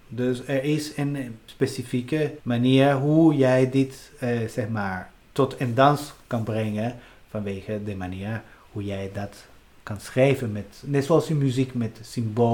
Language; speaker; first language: Dutch; non-native, fluent; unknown